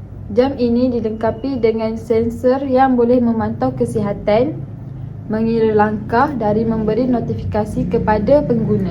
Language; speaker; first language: Malay; native; Malay